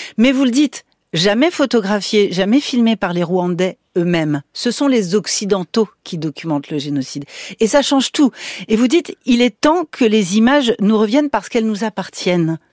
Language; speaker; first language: French; native; French